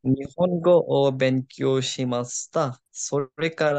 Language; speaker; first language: Japanese; non-native, learner; Bangla